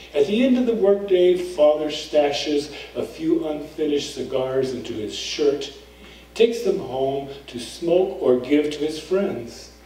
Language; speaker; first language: English; early bilingual, other home language; Spanish